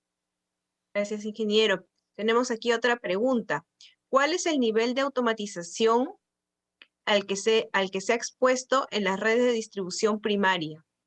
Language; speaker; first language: Spanish; native; Spanish